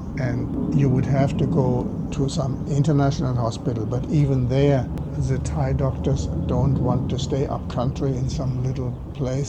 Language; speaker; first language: English; non-native, fluent; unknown